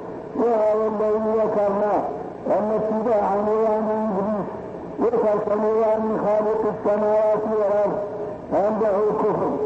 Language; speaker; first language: Arabic; native; Arabic